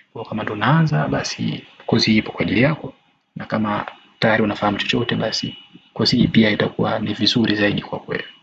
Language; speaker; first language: Swahili; native; Swahili